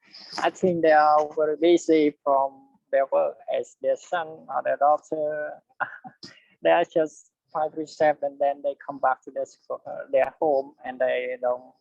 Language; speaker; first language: English; non-native, learner; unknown